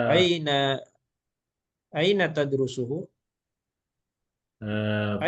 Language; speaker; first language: Arabic; non-native, fluent; Malay